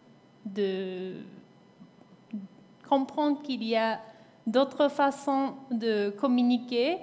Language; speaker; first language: French; non-native, fluent; Japanese